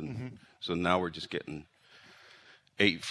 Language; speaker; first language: English; native; English